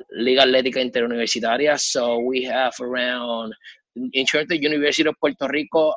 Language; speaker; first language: English; non-native, fluent; Spanish